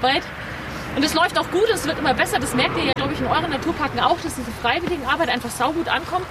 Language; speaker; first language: German; native; German